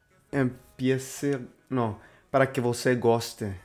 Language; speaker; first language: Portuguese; non-native, learner; Spanish